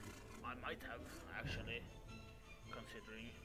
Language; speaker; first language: English; non-native, fluent; Swedish